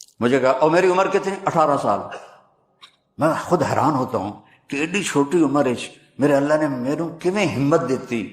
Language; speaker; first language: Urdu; non-native, local second language; Punjabi